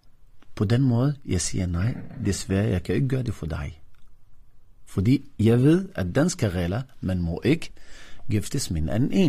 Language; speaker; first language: Danish; non-native, fluent; Arabic